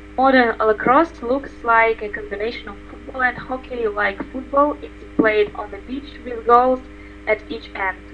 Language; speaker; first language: English; non-native, learner; Russian